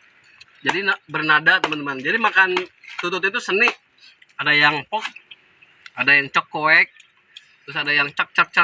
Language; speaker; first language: Indonesian; non-native, local second language; Sundanese